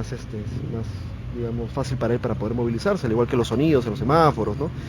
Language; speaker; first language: Spanish; native; Spanish